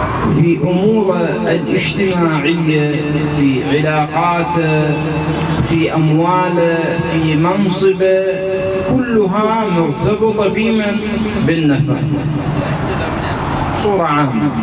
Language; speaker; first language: Arabic; native; Arabic